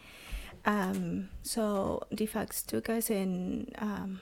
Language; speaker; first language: English; non-native, fluent; Spanish